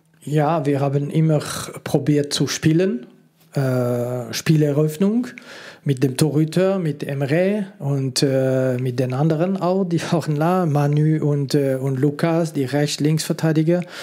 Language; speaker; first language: German; non-native, local second language; French